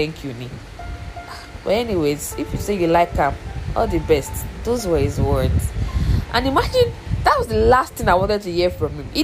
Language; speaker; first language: English; non-native, local second language; Yoruba